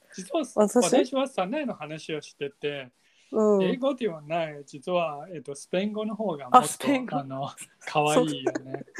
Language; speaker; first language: Japanese; non-native, fluent; Chinese